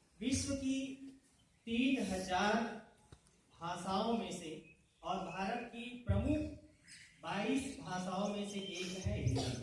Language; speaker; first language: Hindi; native; Hindi